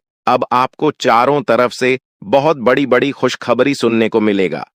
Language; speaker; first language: Hindi; non-native, local second language; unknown